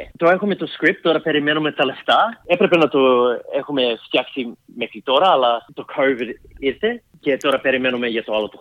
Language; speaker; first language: Greek; early bilingual, heritage; Greek